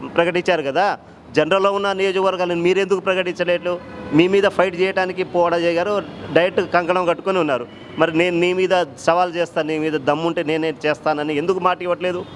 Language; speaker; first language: Telugu; non-native, local second language; Lambadi